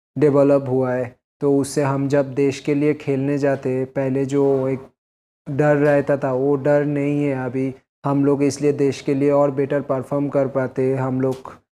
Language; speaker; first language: Hindi; non-native, local second language; Bangla